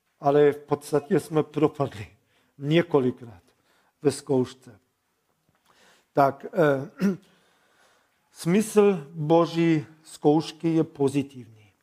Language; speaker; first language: Czech; non-native, fluent; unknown